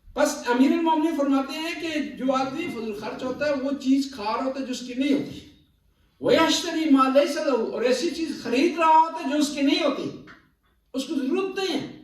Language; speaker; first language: Urdu; non-native, local second language; Punjabi